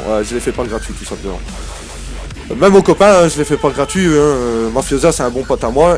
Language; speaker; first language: French; native; French